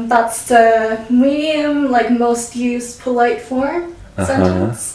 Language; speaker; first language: English; early bilingual, other home language; Korean